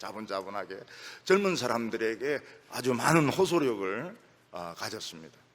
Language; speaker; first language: Korean; native; Korean